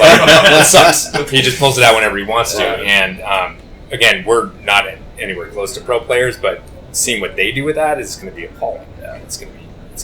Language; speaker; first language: English; native; English